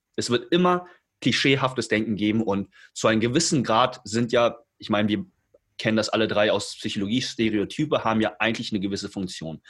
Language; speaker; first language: German; early bilingual, other home language; Chinese